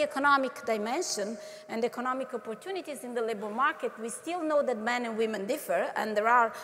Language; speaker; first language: English; non-native, fluent; Italian